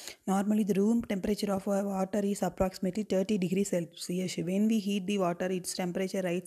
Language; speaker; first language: English; non-native, local second language; Tamil